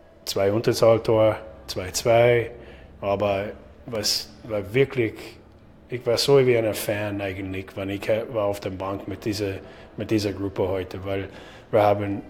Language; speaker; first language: German; non-native, learner; English